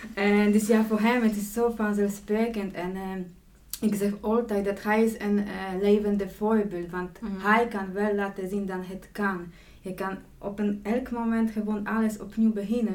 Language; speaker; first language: Dutch; non-native, fluent; Polish